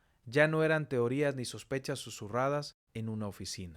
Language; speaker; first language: Spanish; native; Spanish